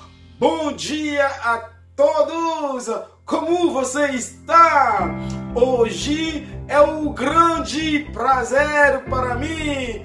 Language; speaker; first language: Portuguese; non-native, fluent; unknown